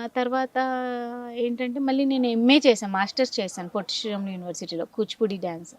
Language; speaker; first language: Telugu; native; Telugu